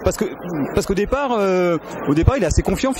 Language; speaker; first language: French; native; French